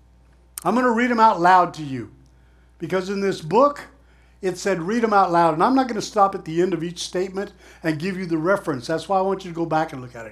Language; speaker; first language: English; native; English